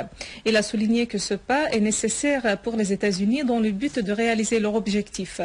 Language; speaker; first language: French; non-native, fluent; Arabic